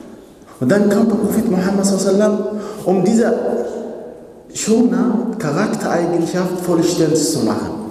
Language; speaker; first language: German; non-native, fluent; Arabic